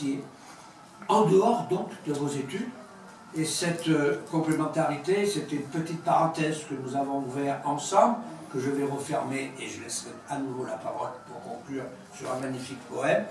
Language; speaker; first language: French; native; French